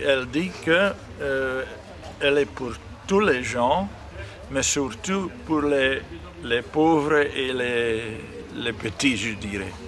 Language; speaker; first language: French; non-native, local second language; Dutch